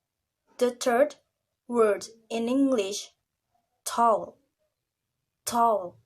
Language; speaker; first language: English; non-native, learner; Indonesian